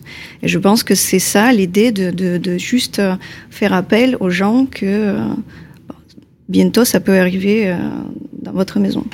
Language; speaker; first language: French; non-native, fluent; Ukrainian